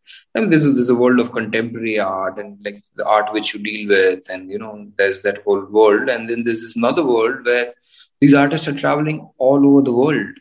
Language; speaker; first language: English; non-native, local second language; Gujarati